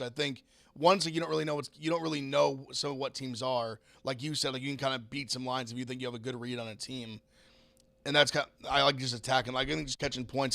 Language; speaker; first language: English; native; English